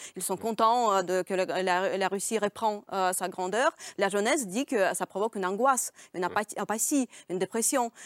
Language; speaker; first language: French; non-native, fluent; Russian